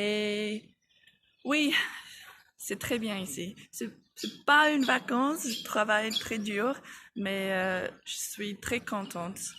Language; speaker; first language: French; non-native, fluent; English